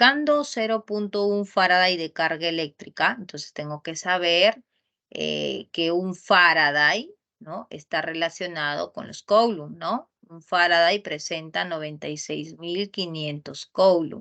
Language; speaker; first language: Spanish; native; Spanish